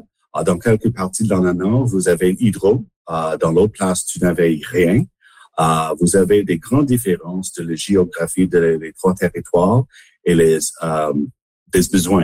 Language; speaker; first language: French; non-native, local second language; English